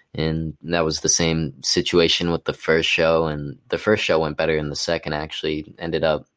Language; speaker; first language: English; native; English